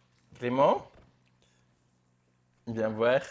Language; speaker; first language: French; native; French